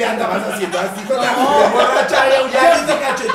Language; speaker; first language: Spanish; native; Spanish